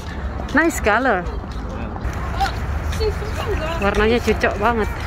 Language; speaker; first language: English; non-native, learner; Indonesian